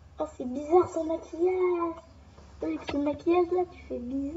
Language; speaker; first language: French; native; French